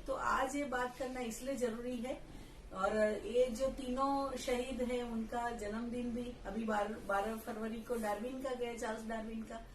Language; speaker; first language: Hindi; non-native, local second language; Gujarati